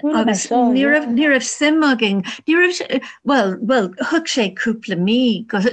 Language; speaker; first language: Irish; non-native, learner; English